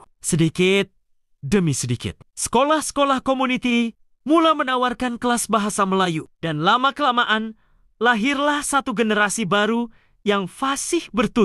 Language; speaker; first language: Malay; native; Malay